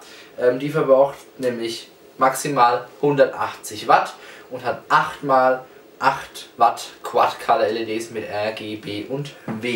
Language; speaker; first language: German; native; German